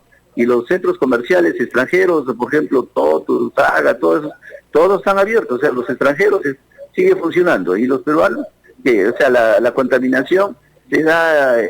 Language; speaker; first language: Spanish; native; Spanish